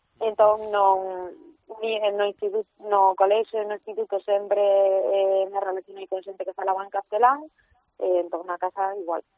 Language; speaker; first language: Galician; non-native, local second language; Spanish